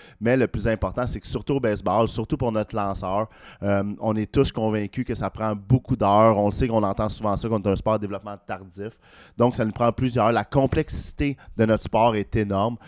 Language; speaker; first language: French; native; French